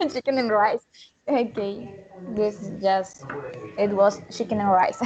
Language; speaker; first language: English; non-native, learner; Spanish